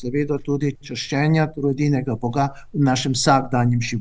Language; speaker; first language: Slovenian; native; Slovenian